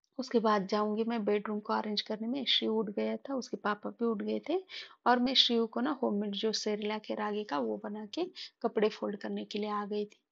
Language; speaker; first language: Hindi; non-native, local second language; Marathi